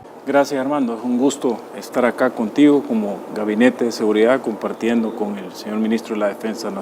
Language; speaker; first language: Spanish; native; Spanish